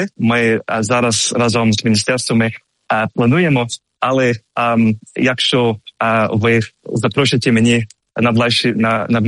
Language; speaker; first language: Ukrainian; non-native, learner; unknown